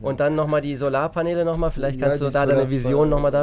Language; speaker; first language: German; native; German